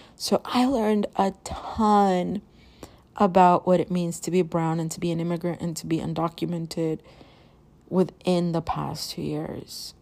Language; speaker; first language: English; early bilingual, other home language; Spanish